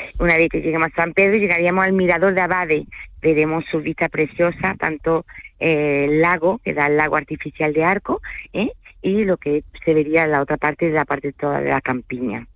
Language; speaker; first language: Spanish; early bilingual, other home language; French